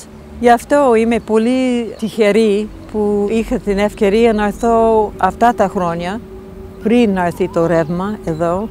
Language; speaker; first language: Greek; non-native, fluent; English